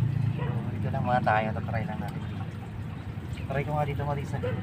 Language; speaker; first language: Filipino; native; Filipino